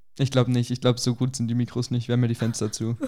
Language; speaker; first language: German; native; German